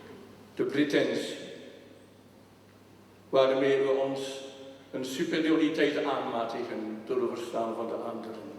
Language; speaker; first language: Dutch; non-native, local second language; French